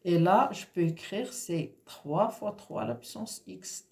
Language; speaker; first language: French; non-native, local second language; Arabic